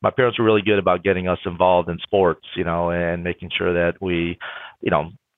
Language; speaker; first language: English; native; English